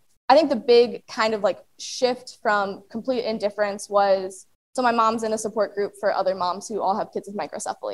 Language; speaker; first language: English; native; English